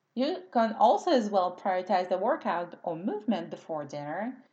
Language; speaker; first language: English; non-native, fluent; Russian